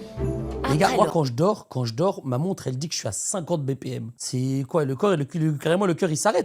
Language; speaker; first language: French; native; French